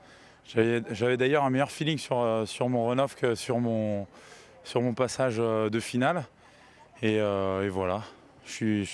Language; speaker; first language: French; native; French